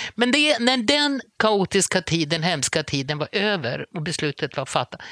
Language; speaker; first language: Swedish; native; Swedish